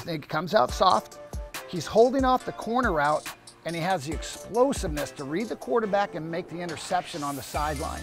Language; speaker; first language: English; native; English